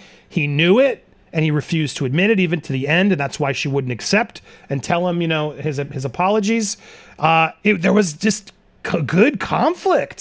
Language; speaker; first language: English; native; English